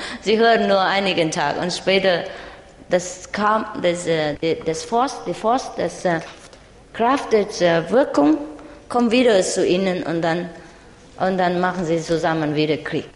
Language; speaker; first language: German; non-native, learner; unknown